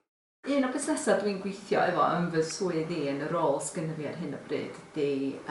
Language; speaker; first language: Welsh; non-native, local second language; English